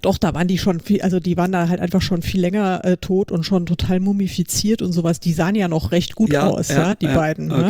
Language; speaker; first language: German; native; German